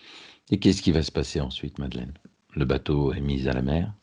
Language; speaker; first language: French; native; French